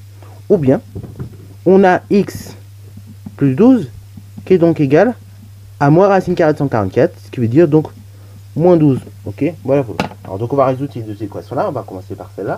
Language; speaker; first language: French; native; French